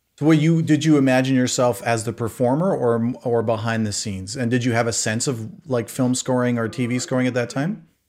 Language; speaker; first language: English; native; English